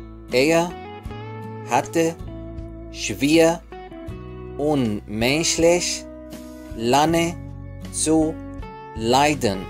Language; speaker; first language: German; non-native, fluent; Arabic